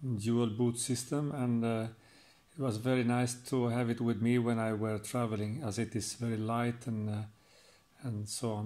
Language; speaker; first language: English; non-native, fluent; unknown